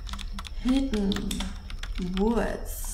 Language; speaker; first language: English; non-native, learner; German